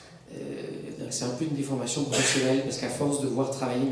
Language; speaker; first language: French; native; French